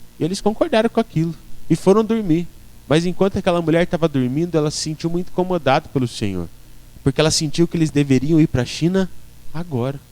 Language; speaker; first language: Portuguese; native; Portuguese